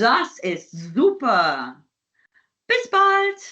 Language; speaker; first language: German; non-native, fluent; English